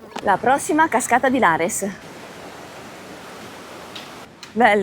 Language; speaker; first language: Italian; native; Italian